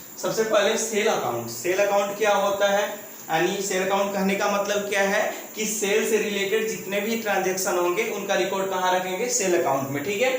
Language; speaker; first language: Hindi; native; Hindi